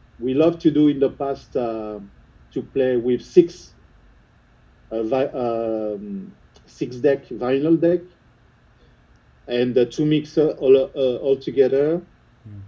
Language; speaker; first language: English; non-native, fluent; French